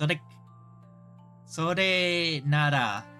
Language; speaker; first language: Japanese; non-native, learner; English